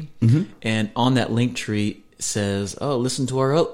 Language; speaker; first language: English; native; English